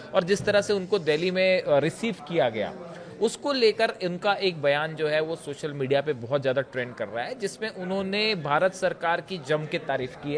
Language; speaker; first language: Hindi; native; Hindi